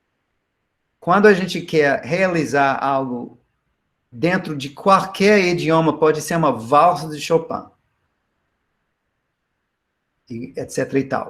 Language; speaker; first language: Portuguese; non-native, fluent; English